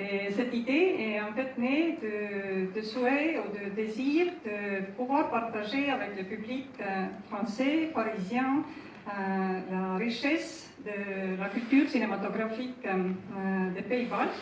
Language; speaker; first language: French; non-native, fluent; Estonian